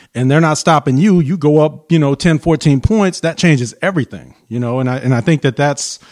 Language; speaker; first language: English; native; English